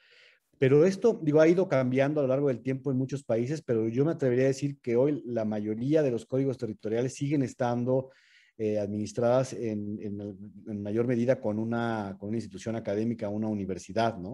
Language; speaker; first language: Spanish; native; Spanish